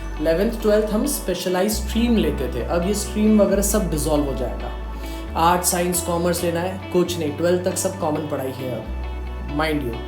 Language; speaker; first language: Hindi; native; Hindi